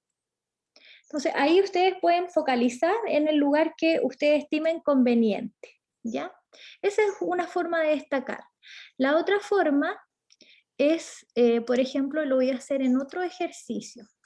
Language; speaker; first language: Spanish; native; Spanish